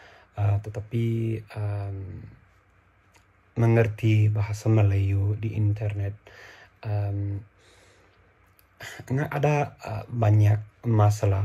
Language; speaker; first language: Indonesian; non-native, learner; English